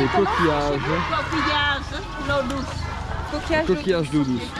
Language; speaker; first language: French; native; French